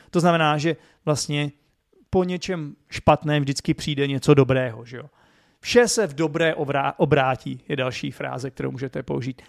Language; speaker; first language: Czech; native; Czech